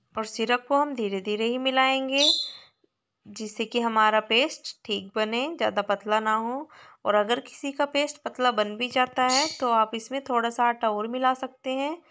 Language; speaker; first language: Hindi; native; Hindi